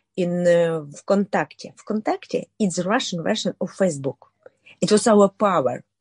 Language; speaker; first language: English; non-native, learner; Ukrainian